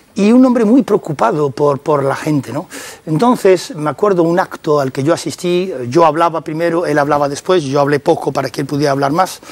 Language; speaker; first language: Spanish; early bilingual, other home language; French